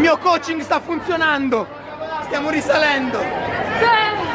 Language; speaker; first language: Italian; native; Italian